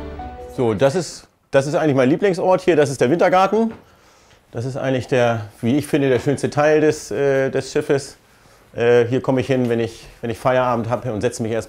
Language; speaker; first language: German; native; German